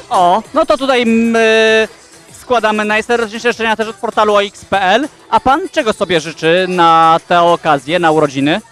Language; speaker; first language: Polish; native; Polish